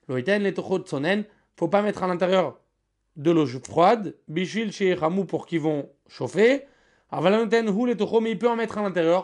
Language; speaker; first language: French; native; French